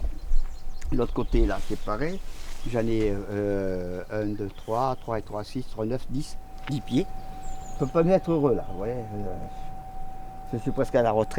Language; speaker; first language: French; native; French